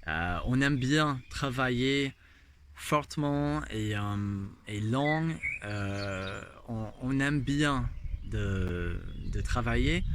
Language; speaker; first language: French; non-native, fluent; English